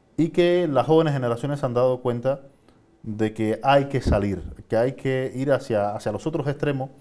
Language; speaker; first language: Spanish; native; Spanish